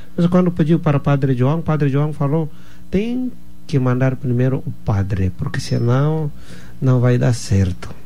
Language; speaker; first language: Portuguese; non-native, fluent; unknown